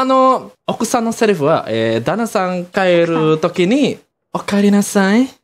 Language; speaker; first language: Japanese; non-native, learner; Indonesian